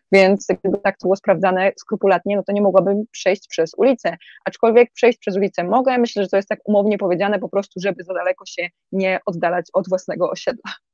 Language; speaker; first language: Polish; native; Polish